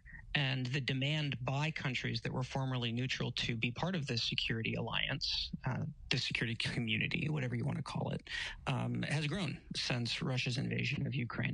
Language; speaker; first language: English; native; English